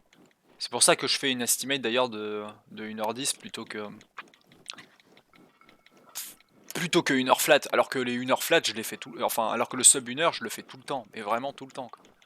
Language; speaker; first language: French; native; French